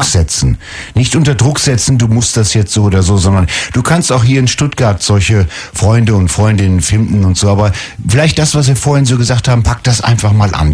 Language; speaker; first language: German; native; German